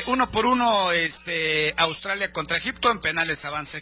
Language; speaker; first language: Spanish; native; Spanish